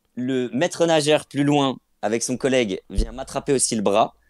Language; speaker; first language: French; native; French